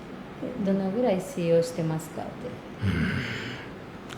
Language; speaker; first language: Japanese; non-native, fluent; Sinhala